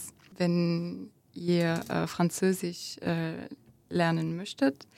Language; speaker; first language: German; non-native, fluent; French